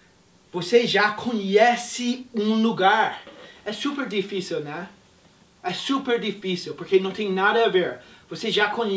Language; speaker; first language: Portuguese; non-native, fluent; English